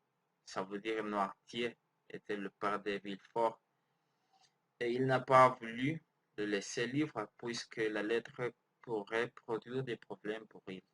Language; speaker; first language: French; non-native, learner; Spanish